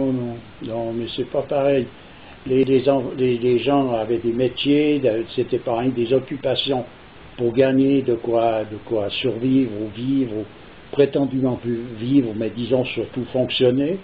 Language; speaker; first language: French; native; French